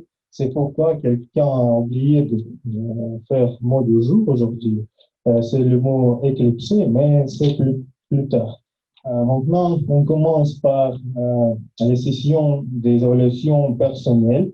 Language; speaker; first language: French; non-native, fluent; Russian